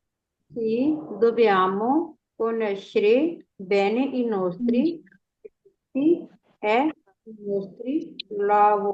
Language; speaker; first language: Italian; non-native, learner; Punjabi